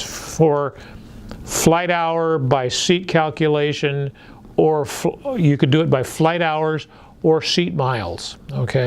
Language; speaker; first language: English; native; English